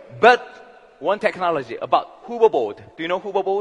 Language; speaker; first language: English; non-native, learner; Korean